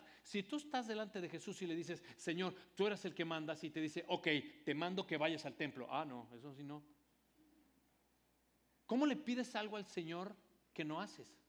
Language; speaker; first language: Spanish; native; Spanish